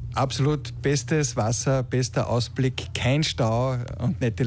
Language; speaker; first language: German; native; German